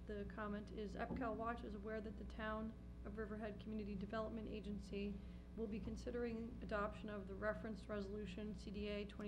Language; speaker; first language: English; native; English